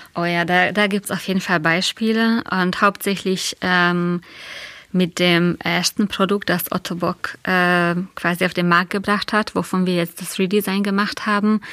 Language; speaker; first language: German; non-native, fluent; Hungarian